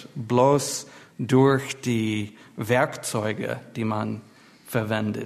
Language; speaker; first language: German; non-native, fluent; English